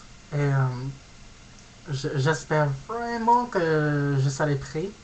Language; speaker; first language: French; non-native, learner; English